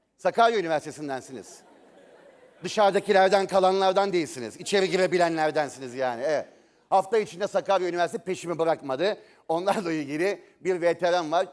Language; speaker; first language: Turkish; native; Turkish